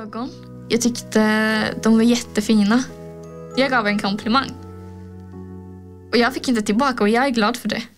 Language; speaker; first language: Swedish; early bilingual, other home language; Azerbaijani